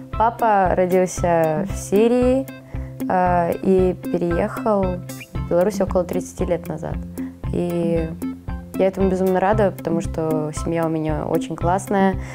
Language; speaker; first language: Russian; native; Russian